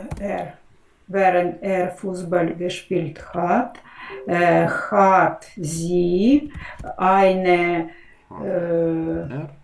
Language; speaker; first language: German; non-native, learner; Ukrainian